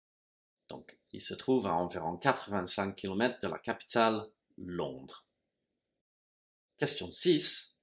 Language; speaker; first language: French; non-native, fluent; English